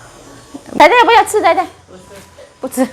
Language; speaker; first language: Chinese; non-native, learner; Javanese